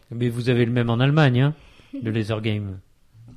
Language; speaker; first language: French; native; French